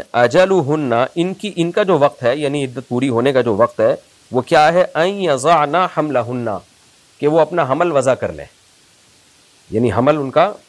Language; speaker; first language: Urdu; native; Urdu